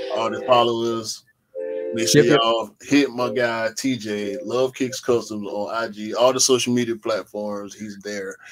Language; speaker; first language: English; native; English